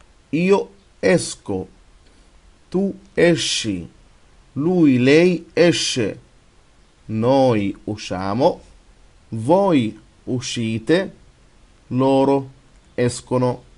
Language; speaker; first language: Italian; non-native, fluent; Arabic